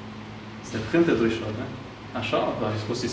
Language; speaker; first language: German; native; German